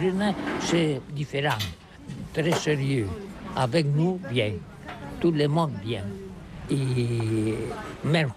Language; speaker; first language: French; non-native, learner; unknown